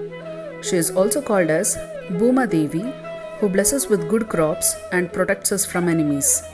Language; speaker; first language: English; non-native, local second language; Kannada